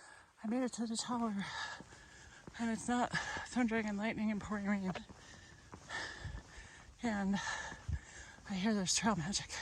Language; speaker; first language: English; native; English